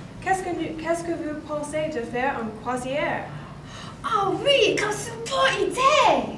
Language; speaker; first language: French; non-native, learner; English